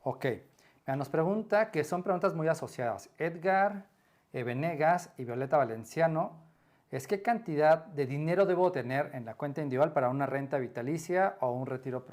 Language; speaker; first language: Spanish; native; Spanish